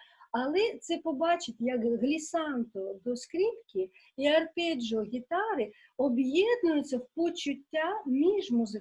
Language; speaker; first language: Ukrainian; non-native, local second language; Russian